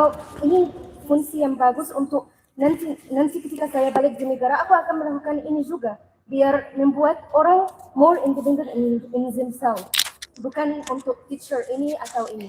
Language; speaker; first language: Indonesian; non-native, learner; Arabic